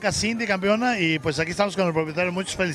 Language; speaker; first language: Spanish; native; Spanish